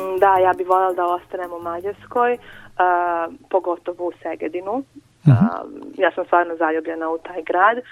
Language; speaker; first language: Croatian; non-native, local second language; Hungarian